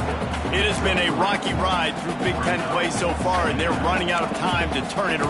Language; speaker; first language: English; native; English